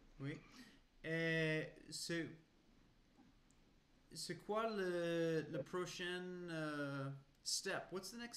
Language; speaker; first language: French; non-native, learner; English